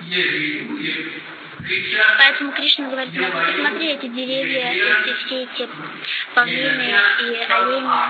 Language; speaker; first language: Russian; native; Russian